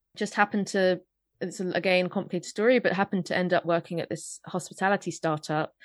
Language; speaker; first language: English; native; English